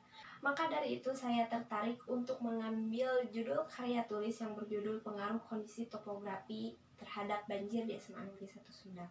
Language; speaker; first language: Indonesian; native; Indonesian